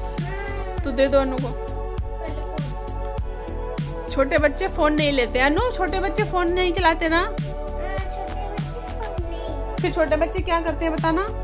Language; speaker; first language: Hindi; native; Hindi